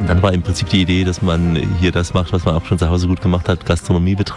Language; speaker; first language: German; native; German